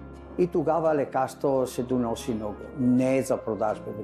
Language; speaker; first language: Bulgarian; non-native, learner; Italian